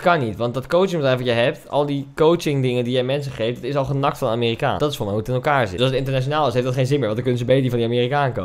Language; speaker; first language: Dutch; native; Dutch